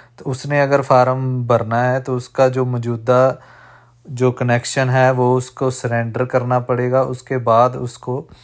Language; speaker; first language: Hindi; non-native, local second language; Punjabi